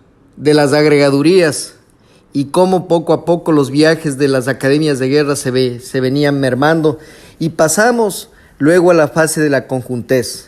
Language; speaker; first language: Spanish; native; Spanish